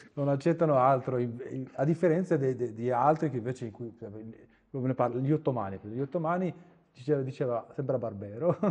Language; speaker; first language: Italian; non-native, fluent; Arabic